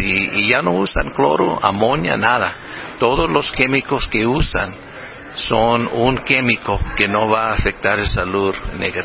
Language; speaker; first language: Spanish; non-native, fluent; English